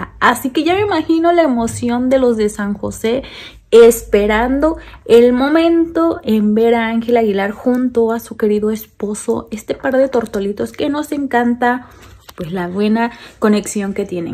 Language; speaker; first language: Spanish; native; Spanish